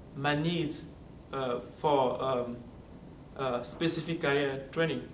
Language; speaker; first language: English; non-native, fluent; French